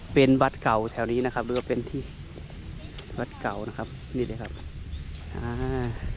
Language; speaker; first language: Thai; native; Thai